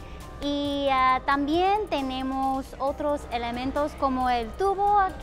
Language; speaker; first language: Spanish; non-native, fluent; English